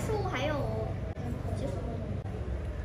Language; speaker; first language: Chinese; non-native, fluent; Vietnamese